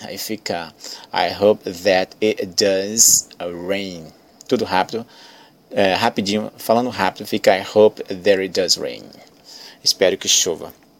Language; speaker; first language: English; non-native, fluent; Portuguese